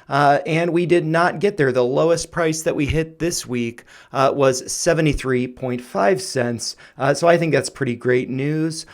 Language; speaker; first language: English; native; English